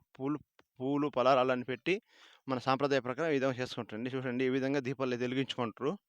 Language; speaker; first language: Telugu; native; Telugu